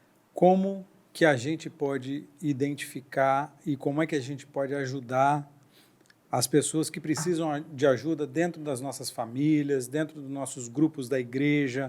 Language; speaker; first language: Portuguese; native; Portuguese